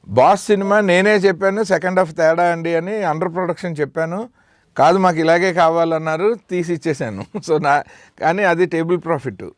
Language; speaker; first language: Telugu; native; Telugu